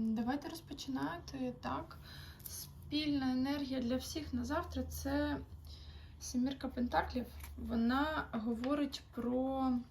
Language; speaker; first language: Ukrainian; non-native, local second language; Russian